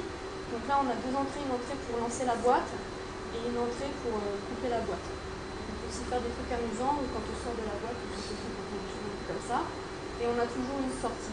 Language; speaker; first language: French; native; French